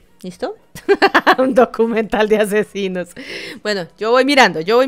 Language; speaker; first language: Spanish; native; Spanish